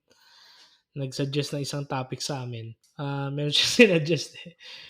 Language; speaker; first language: Filipino; native; Filipino